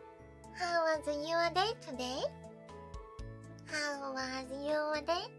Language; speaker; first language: English; non-native, learner; Japanese